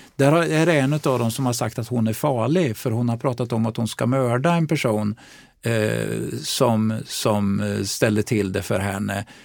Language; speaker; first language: Swedish; native; Swedish